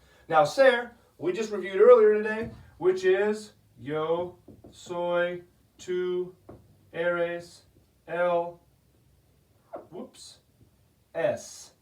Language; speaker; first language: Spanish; non-native, fluent; English